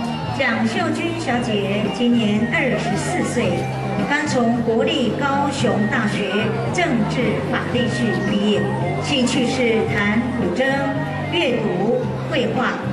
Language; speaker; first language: Chinese; native; Chinese